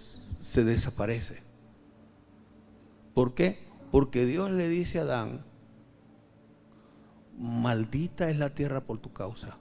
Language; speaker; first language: Spanish; native; Spanish